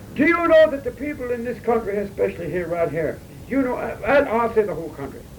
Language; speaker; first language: English; early bilingual, other home language; German